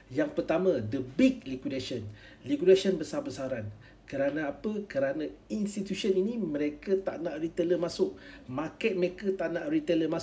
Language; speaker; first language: Malay; native; Malay